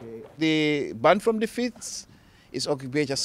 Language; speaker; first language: Dutch; non-native, learner; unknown